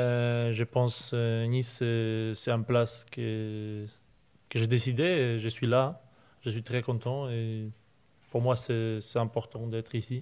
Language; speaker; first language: French; non-native, learner; Polish